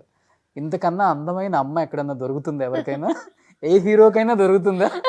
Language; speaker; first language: Telugu; native; Telugu